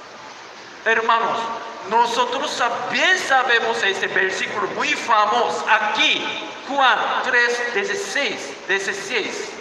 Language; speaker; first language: Spanish; non-native, learner; Korean